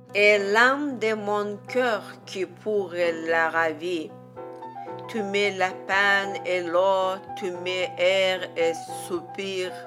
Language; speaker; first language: French; non-native, fluent; Azerbaijani